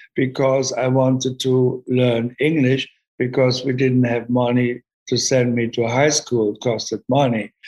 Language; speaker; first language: English; non-native, fluent; German